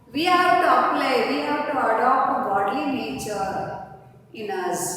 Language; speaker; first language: English; non-native, local second language; Kannada